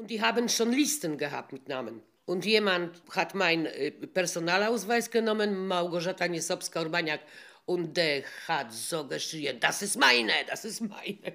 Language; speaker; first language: German; non-native, fluent; Polish